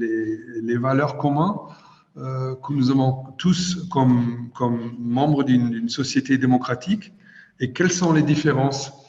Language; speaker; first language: French; non-native, fluent; German